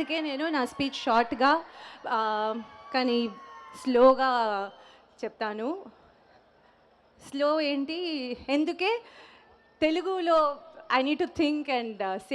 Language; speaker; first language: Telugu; non-native, learner; Tamil